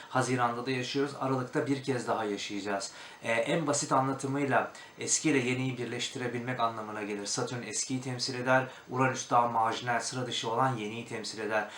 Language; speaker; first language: Turkish; native; Turkish